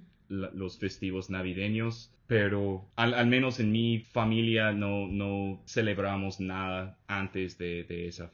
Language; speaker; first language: Spanish; non-native, fluent; English